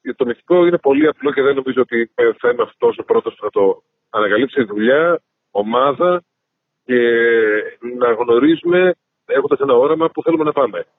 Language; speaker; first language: Greek; native; Greek